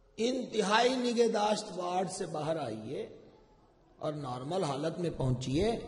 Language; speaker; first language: Urdu; non-native, local second language; Punjabi